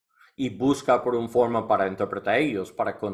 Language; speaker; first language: Spanish; non-native, learner; English